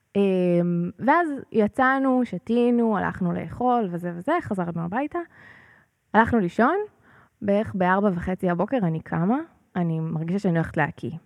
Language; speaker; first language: Hebrew; native; Hebrew